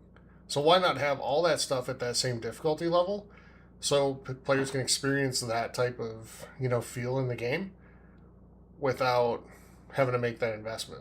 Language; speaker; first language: English; native; English